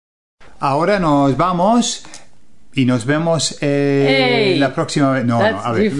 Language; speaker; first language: Spanish; non-native, fluent; English